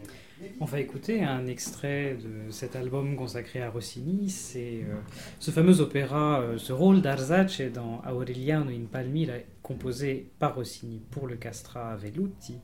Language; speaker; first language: French; native; French